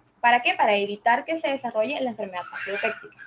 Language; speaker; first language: Spanish; native; Spanish